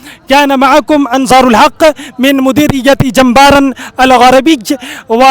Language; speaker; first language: Arabic; non-native, fluent; Urdu